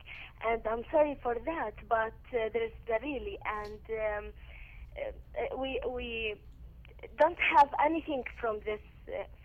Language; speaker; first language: English; non-native, learner; Arabic